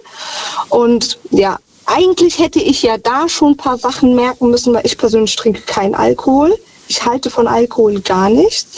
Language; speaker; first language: German; native; German